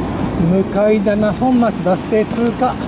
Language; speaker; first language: Japanese; native; Japanese